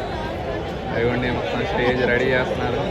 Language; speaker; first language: Telugu; native; Telugu